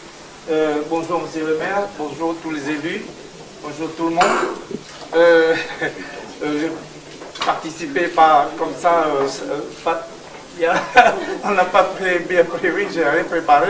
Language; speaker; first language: French; non-native, learner; Chinese